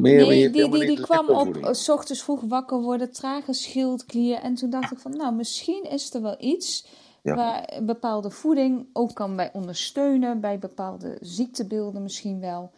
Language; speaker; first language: Dutch; native; Dutch